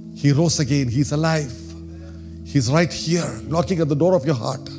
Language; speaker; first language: English; non-native, local second language; Malayalam